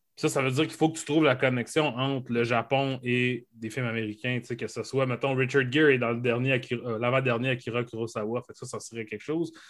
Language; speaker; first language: French; native; French